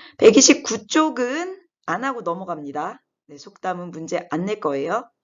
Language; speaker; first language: Korean; native; Korean